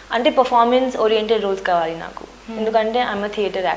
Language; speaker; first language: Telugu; non-native, learner; Hindi